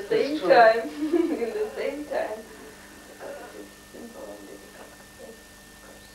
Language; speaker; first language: English; non-native, learner; Russian